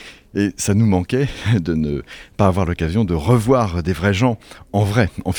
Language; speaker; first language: French; native; French